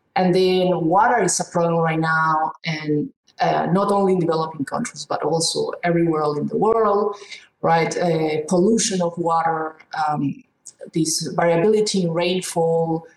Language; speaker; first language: English; non-native, fluent; Spanish